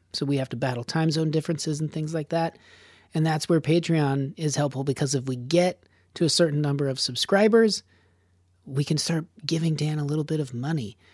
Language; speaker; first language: English; native; English